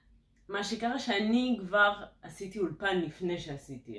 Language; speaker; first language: Hebrew; non-native, fluent; French